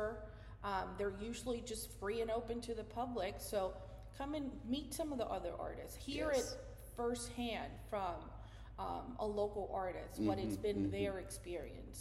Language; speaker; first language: English; non-native, fluent; Spanish